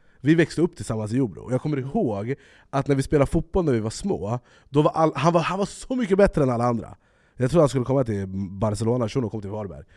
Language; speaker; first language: Swedish; native; Swedish